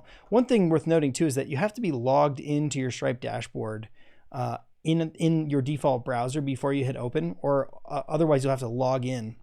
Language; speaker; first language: English; native; English